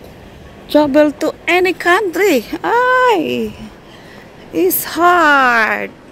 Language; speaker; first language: English; non-native, local second language; Filipino